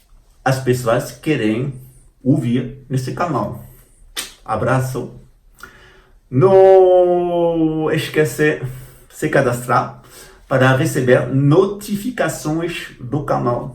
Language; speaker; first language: Portuguese; non-native, fluent; French